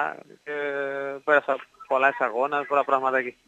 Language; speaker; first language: Greek; non-native, learner; Spanish